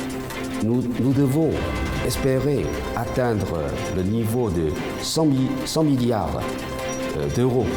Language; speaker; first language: French; non-native, fluent; Chinese